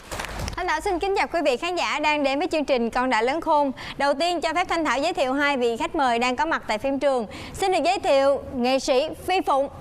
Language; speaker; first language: Vietnamese; native; Vietnamese